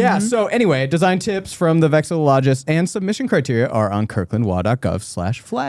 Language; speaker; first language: English; native; English